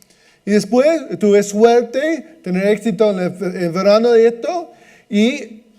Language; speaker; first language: Spanish; non-native, fluent; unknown